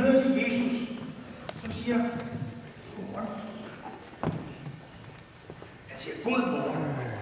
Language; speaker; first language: Danish; non-native, learner; Filipino